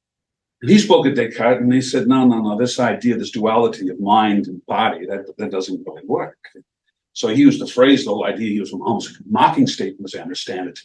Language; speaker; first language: English; native; English